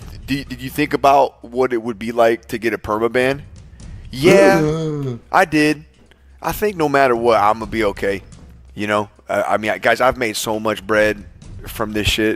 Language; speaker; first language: English; native; English